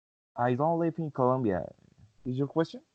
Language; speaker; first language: English; non-native, learner; Spanish